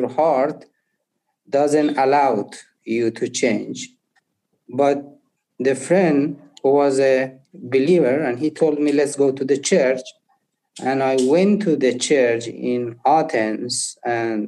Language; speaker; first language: English; non-native, learner; Persian